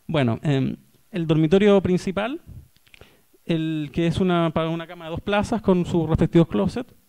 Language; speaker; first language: Spanish; native; Spanish